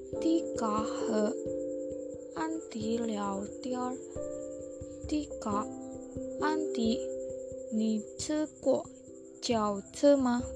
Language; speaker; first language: Chinese; non-native, learner; Vietnamese